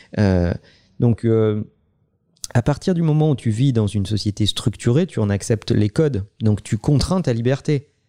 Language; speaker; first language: French; native; French